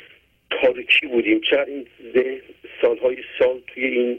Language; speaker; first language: Persian; native; Persian